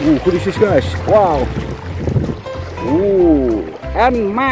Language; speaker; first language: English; non-native, learner; Indonesian